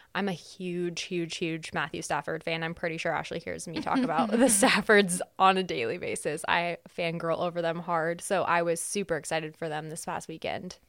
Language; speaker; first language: English; native; English